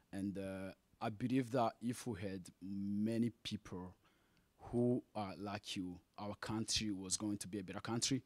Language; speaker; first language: English; non-native, fluent; Rundi